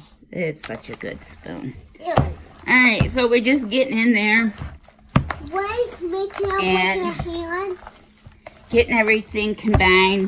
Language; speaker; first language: English; native; English